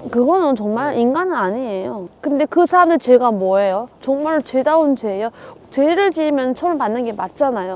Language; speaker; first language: Korean; native; Korean